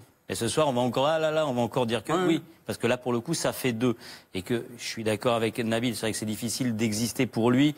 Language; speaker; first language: French; native; French